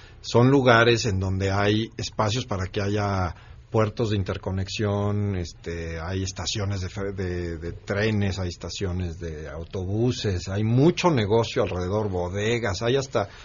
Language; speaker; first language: Spanish; native; Spanish